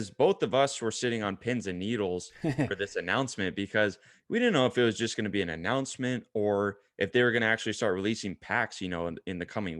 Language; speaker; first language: English; native; English